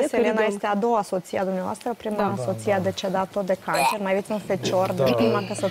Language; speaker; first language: Romanian; native; Romanian